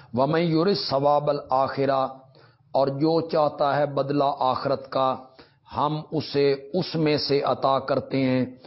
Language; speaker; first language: Urdu; non-native, local second language; Punjabi